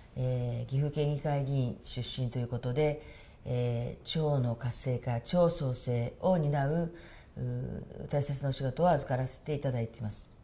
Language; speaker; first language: Japanese; native; Japanese